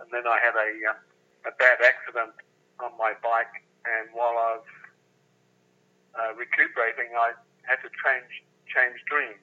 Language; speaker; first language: English; native; English